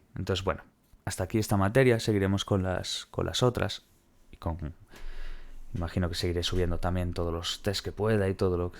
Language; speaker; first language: Spanish; native; Spanish